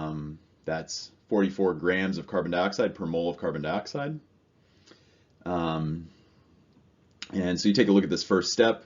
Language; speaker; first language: English; native; English